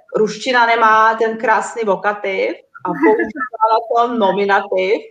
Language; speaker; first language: Czech; non-native, fluent; Russian